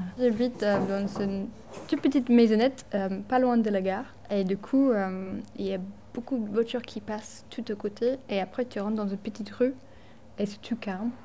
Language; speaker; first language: French; non-native, fluent; English